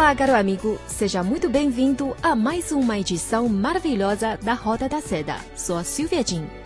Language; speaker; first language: Portuguese; non-native, fluent; Chinese